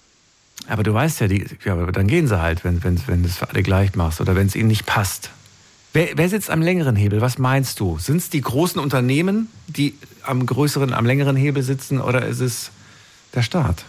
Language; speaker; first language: German; native; German